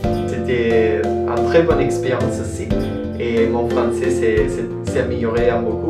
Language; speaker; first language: French; non-native, learner; Italian